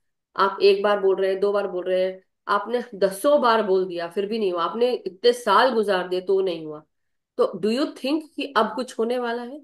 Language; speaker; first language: Hindi; native; Hindi